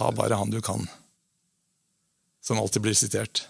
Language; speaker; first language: Norwegian; native; Norwegian